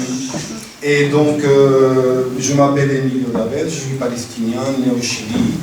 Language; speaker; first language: French; non-native, fluent; Spanish